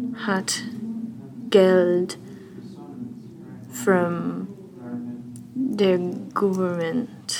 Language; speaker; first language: German; non-native, learner; English